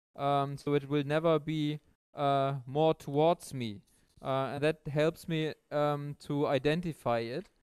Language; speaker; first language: English; non-native, fluent; German